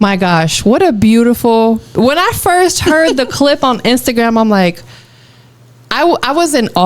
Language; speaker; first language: English; native; English